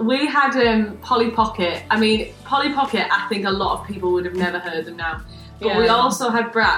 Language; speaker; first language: English; native; English